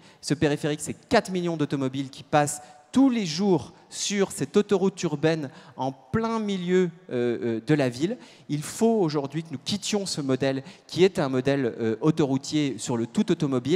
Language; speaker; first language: French; native; French